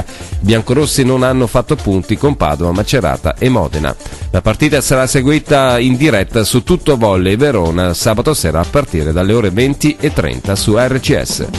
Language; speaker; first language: Italian; native; Italian